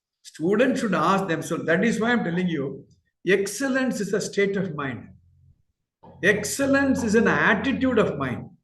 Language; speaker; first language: English; non-native, local second language; Tamil